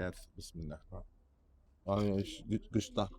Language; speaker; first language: Arabic; non-native, learner; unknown